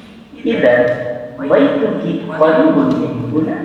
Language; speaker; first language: Arabic; non-native, learner; Indonesian